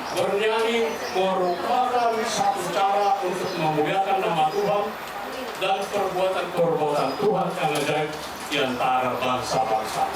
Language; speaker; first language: Indonesian; non-native, local second language; Batak Toba